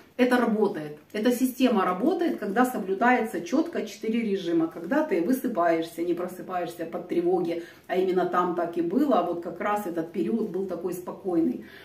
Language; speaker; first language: Russian; native; Russian